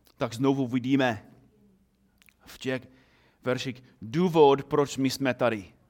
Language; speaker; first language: Czech; non-native, fluent; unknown